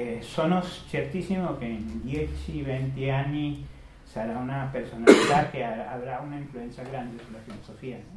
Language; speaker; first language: Italian; non-native, fluent; Spanish